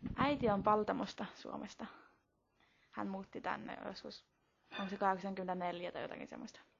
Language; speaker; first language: Finnish; early bilingual, heritage; Finnish